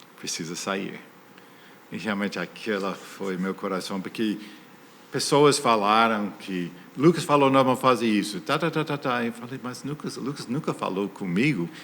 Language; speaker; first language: Portuguese; non-native, fluent; English